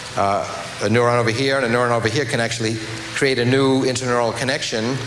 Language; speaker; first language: English; native; English